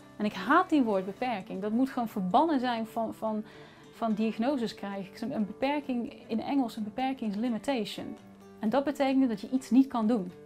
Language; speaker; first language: Dutch; non-native, fluent; English